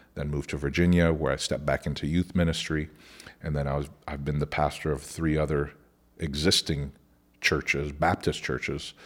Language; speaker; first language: English; early bilingual, other home language; Spanish